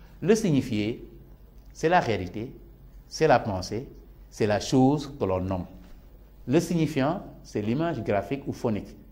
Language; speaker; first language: French; non-native, local second language; Serer